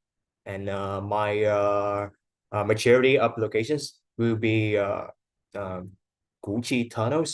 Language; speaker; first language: English; non-native, fluent; Vietnamese